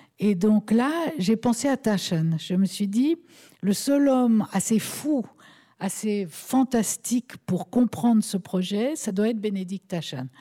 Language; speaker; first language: French; native; French